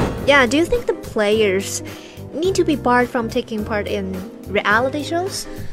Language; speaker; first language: English; non-native, fluent; Chinese